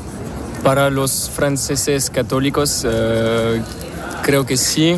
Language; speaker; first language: Spanish; non-native, learner; French